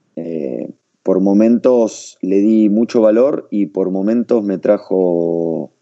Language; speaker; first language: Spanish; native; Spanish